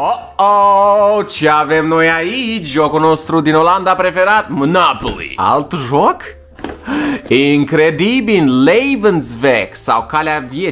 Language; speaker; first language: Romanian; native; Romanian